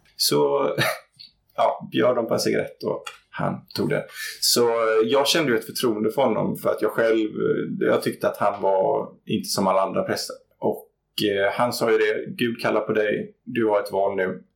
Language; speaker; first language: Swedish; native; Swedish